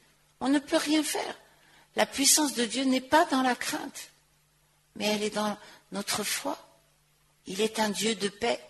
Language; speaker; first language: French; native; French